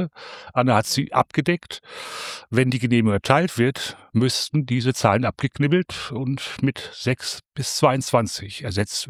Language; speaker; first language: German; native; German